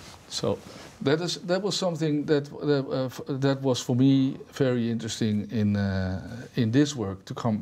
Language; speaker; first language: English; non-native, fluent; Dutch